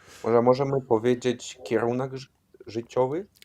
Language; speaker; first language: Polish; non-native, learner; Belarusian